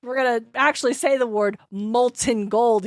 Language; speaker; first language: English; native; English